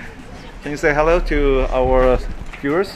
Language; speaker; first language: English; non-native, fluent; Korean